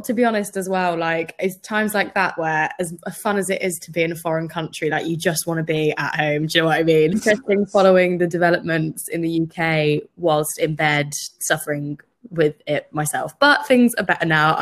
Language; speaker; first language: English; native; English